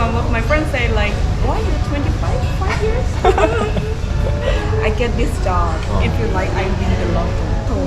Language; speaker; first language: English; non-native, learner; Thai